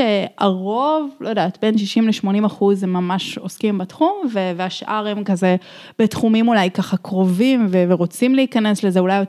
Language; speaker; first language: Hebrew; native; Hebrew